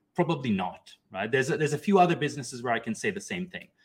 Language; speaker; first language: English; non-native, local second language; Urdu